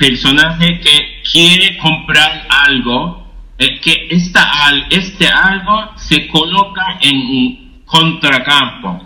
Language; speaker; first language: Spanish; non-native, fluent; Japanese